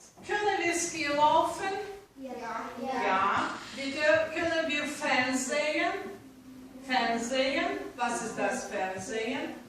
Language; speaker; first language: German; non-native, fluent; Russian